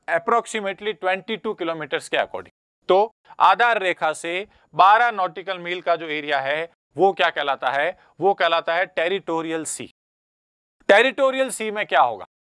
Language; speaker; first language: Hindi; native; Hindi